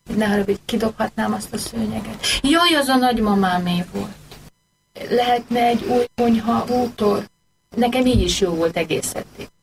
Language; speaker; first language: Hungarian; native; Hungarian